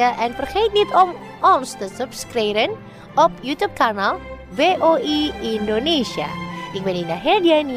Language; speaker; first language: Dutch; non-native, fluent; Indonesian